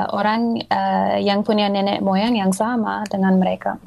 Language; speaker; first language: Indonesian; non-native, fluent; English